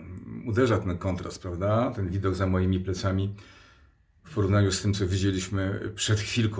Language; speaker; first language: Polish; native; Polish